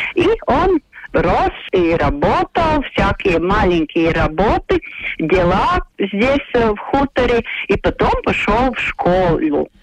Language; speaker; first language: Russian; non-native, local second language; Latvian